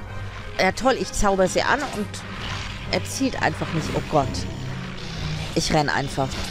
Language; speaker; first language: German; native; German